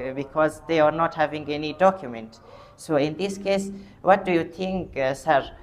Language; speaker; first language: English; non-native, learner; Persian